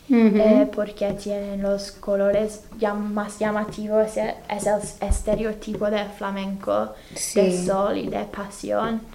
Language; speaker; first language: Spanish; non-native, fluent; English